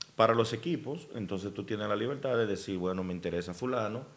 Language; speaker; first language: Spanish; native; Spanish